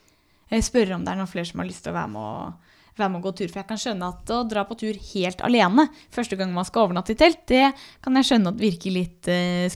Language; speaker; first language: Norwegian; native; Norwegian